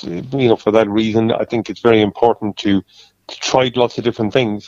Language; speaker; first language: English; native; English